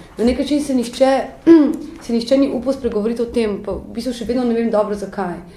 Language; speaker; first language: Slovenian; native; Slovenian